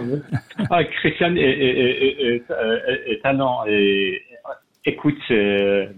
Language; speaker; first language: French; non-native, learner; Persian